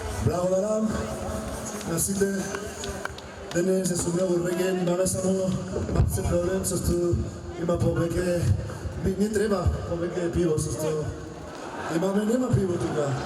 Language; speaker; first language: Macedonian; non-native, learner; Croatian